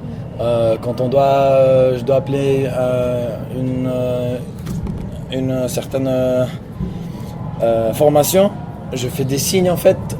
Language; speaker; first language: French; non-native, local second language; Spanish